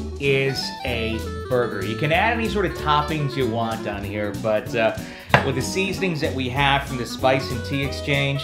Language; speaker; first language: English; native; English